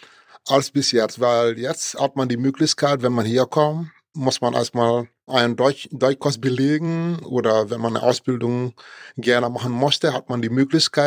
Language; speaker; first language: German; non-native, fluent; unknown